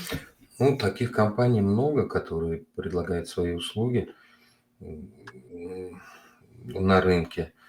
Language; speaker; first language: Russian; non-native, local second language; Uzbek